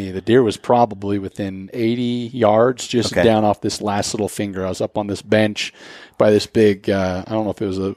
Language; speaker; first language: English; native; English